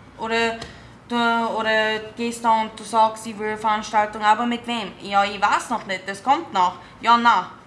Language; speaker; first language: German; non-native, fluent; English